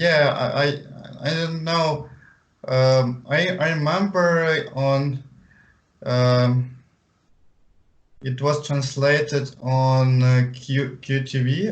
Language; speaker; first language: English; non-native, learner; Ukrainian